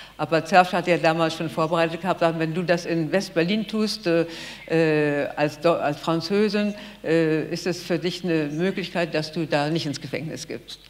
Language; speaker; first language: German; native; German